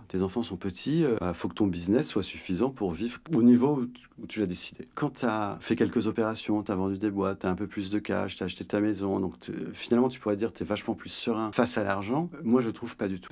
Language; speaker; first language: French; native; French